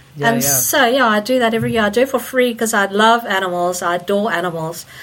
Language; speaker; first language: English; native; English